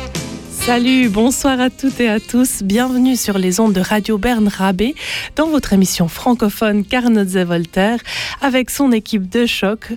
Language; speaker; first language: French; native; French